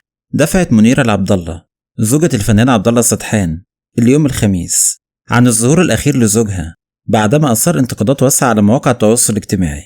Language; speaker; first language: Arabic; native; Arabic